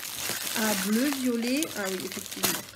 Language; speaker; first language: French; native; French